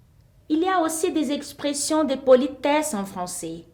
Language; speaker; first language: French; non-native, fluent; Portuguese